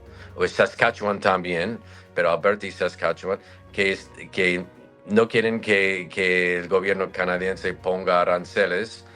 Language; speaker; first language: Spanish; non-native, fluent; English